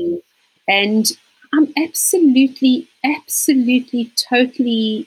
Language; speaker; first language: English; native; English